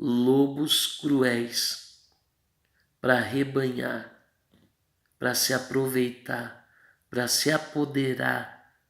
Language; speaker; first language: Portuguese; native; Portuguese